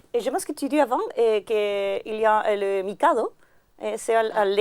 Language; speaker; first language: French; non-native, learner; Spanish